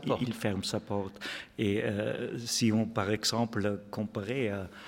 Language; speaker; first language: French; non-native, fluent; German